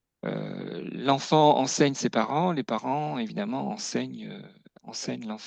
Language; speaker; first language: French; native; French